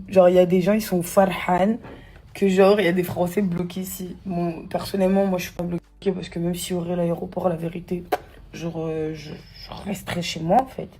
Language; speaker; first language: French; native; French